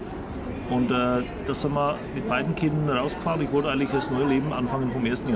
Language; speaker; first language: German; native; German